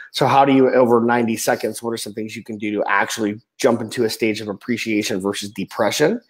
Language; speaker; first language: English; native; English